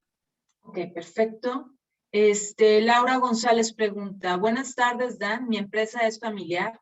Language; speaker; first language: Spanish; native; Spanish